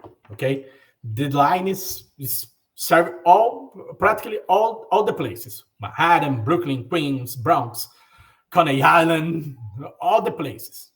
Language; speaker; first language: English; non-native, learner; Portuguese